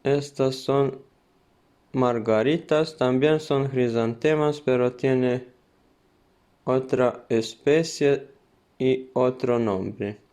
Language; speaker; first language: Spanish; non-native, fluent; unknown